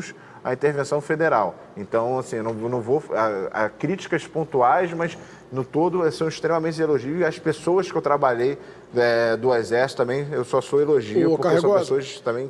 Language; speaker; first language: Portuguese; native; Portuguese